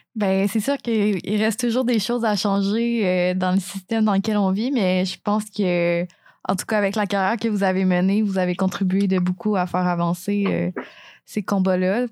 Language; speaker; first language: French; native; French